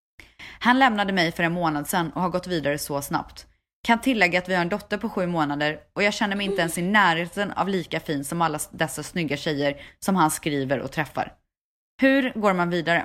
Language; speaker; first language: Swedish; native; Swedish